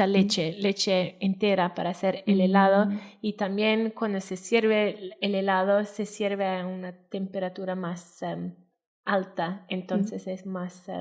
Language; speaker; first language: Spanish; non-native, fluent; Welsh